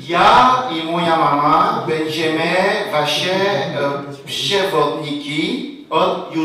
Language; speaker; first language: Polish; early bilingual, heritage; Polish